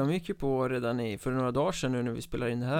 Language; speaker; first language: Swedish; native; Swedish